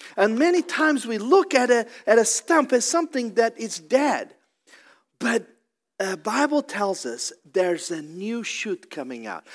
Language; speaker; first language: English; non-native, fluent; Portuguese